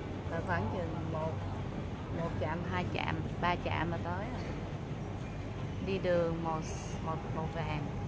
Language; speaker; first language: Vietnamese; native; Vietnamese